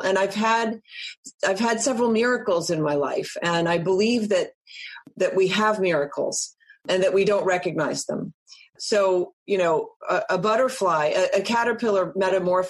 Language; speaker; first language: English; native; English